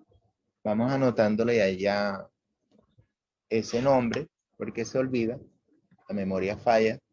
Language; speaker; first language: Spanish; native; Spanish